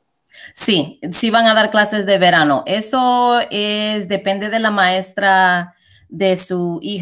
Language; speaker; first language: Spanish; early bilingual, heritage; Spanish